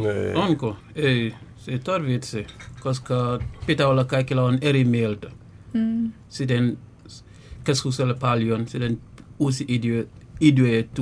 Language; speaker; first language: Finnish; non-native, learner; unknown